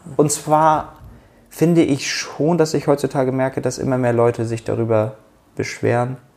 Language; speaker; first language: German; early bilingual, other home language; Turkish